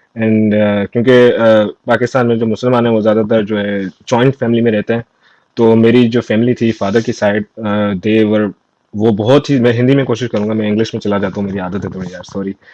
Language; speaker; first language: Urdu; non-native, local second language; Sindhi